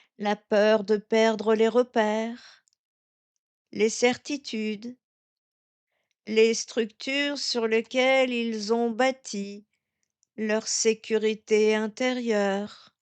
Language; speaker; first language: French; native; French